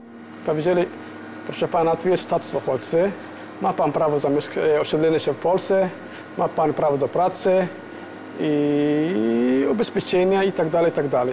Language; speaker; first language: Polish; non-native, fluent; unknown